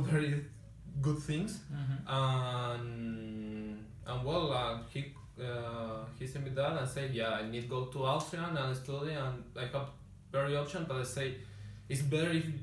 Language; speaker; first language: English; non-native, learner; Spanish